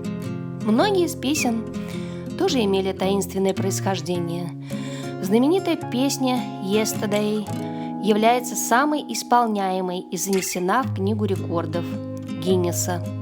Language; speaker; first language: Russian; native; Russian